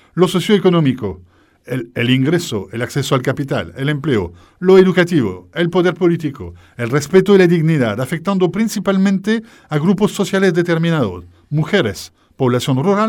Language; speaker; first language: Spanish; native; Spanish